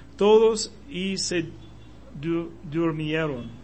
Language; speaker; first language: Spanish; non-native, fluent; English